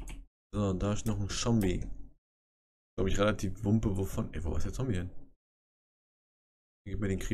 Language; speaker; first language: German; native; German